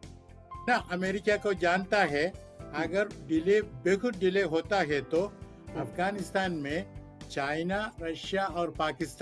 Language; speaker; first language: Hindi; non-native, local second language; Malayalam